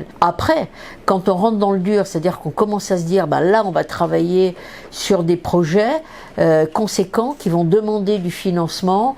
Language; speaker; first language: French; native; French